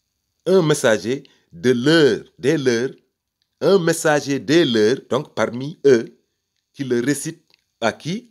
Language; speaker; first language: French; native; French